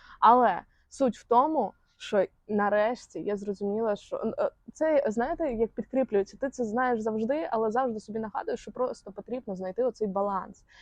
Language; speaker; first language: Ukrainian; non-native, local second language; Russian